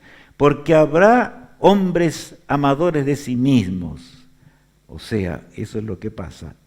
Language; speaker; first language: Spanish; native; Spanish